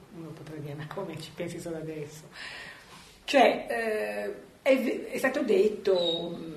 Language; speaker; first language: Italian; native; Italian